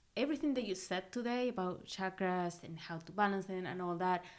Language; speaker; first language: English; non-native, fluent; Spanish